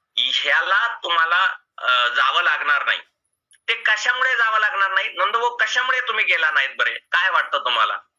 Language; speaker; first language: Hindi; non-native, local second language; Marathi